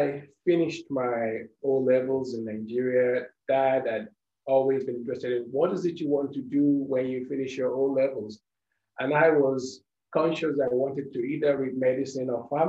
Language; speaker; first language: English; non-native, local second language; Yoruba